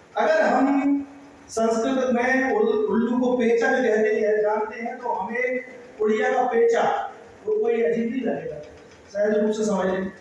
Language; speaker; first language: Hindi; native; Hindi